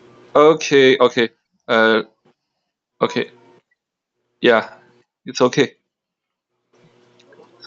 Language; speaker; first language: English; non-native, learner; Chinese